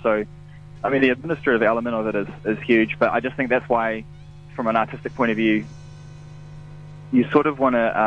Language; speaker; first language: English; native; English